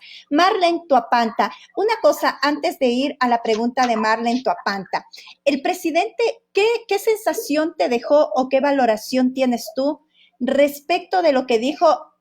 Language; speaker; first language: Spanish; native; Spanish